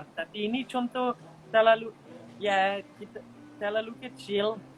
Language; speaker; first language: Indonesian; non-native, fluent; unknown